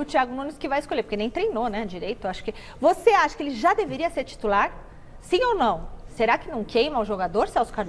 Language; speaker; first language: Portuguese; native; Portuguese